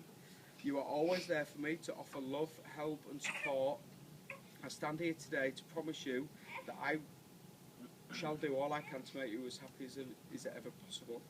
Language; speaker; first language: English; native; English